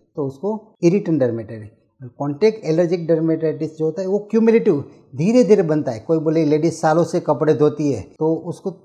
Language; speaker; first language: Hindi; non-native, local second language; Gujarati